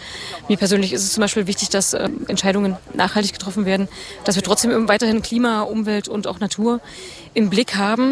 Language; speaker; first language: German; native; German